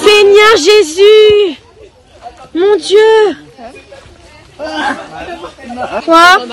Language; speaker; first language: French; native; French